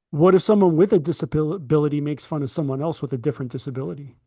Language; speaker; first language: English; native; English